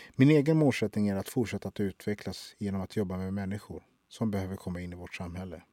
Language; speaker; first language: Swedish; early bilingual, other home language; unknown